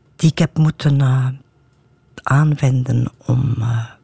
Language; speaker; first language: Dutch; native; Dutch